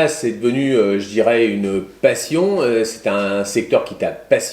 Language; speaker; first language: French; native; French